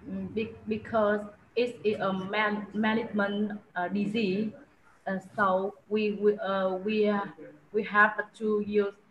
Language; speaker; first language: English; non-native, learner; Vietnamese